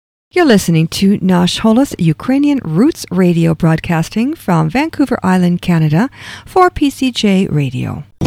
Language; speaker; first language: English; early bilingual, other home language; Ukrainian